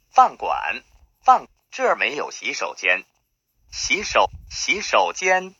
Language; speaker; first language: Chinese; non-native, learner; English